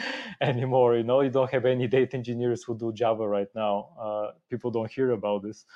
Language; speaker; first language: English; non-native, fluent; Bulgarian